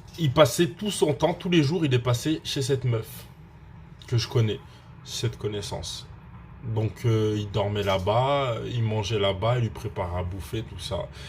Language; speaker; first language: French; early bilingual, other home language; Russian